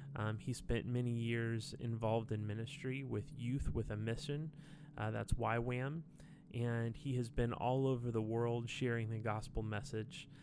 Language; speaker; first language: English; native; English